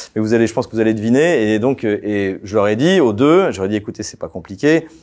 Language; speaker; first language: French; native; French